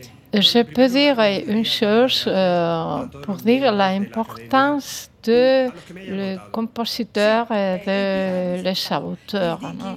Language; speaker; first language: French; non-native, fluent; Spanish